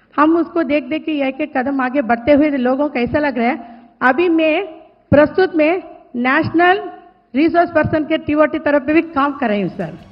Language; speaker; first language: Hindi; non-native, local second language; Telugu